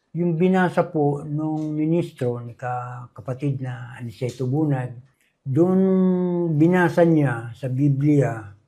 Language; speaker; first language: Filipino; non-native, local second language; Bikol